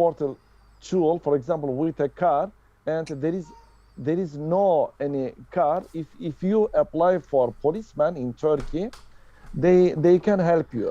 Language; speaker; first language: English; non-native, learner; Turkish